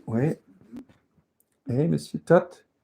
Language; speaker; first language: French; non-native, learner; English